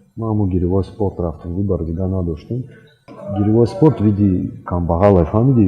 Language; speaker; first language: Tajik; non-native, local second language; Russian